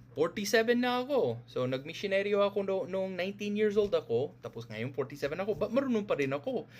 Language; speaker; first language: Filipino; non-native, fluent; English